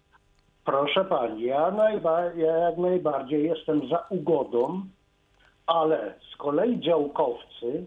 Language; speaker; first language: Polish; native; Polish